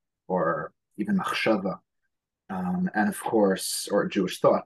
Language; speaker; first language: English; early bilingual, other home language; Hebrew